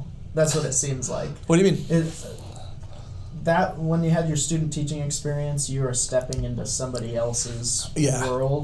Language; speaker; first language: English; native; English